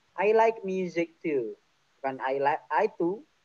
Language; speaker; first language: English; non-native, fluent; Indonesian